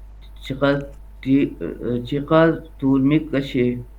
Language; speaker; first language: Persian; non-native, learner; Urdu